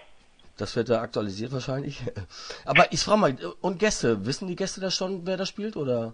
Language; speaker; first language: German; native; German